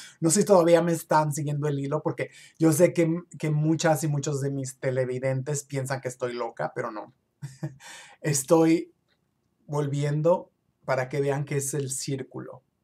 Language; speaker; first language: Spanish; early bilingual, other home language; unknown